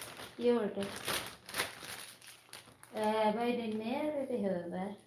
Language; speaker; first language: Swedish; non-native, fluent; Filipino